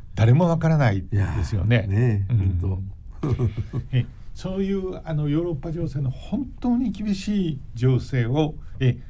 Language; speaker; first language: Japanese; native; Japanese